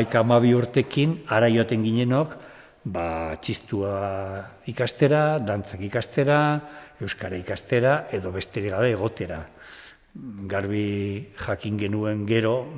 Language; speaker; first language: Basque; non-native, local second language; Spanish